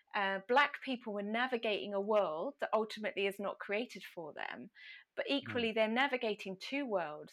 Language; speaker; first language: English; native; English